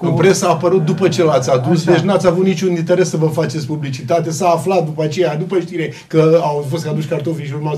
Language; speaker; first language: Romanian; native; Romanian